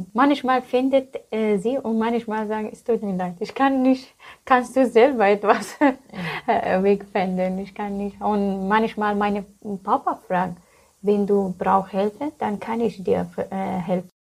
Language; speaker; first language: German; non-native, learner; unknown